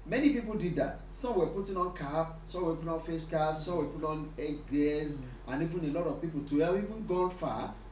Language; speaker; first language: English; non-native, local second language; Yoruba